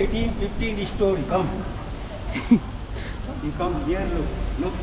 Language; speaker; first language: English; non-native, learner; Sinhala